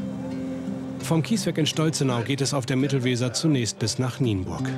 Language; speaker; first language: German; native; German